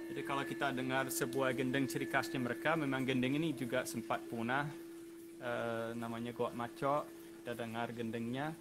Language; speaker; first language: Indonesian; non-native, fluent; English